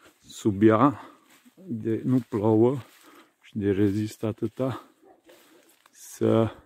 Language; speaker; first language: Romanian; non-native, local second language; Hungarian